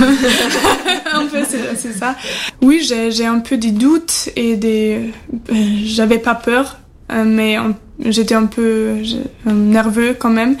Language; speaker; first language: French; non-native, learner; German